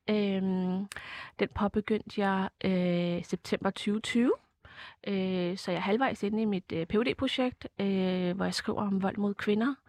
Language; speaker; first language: Danish; early bilingual, other home language; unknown